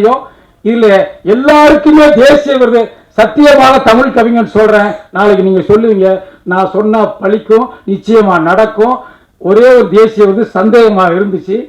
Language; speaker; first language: Tamil; native; Tamil